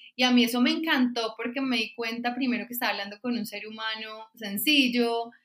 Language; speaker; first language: Spanish; native; Spanish